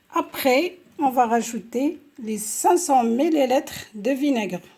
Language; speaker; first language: French; non-native, local second language; Arabic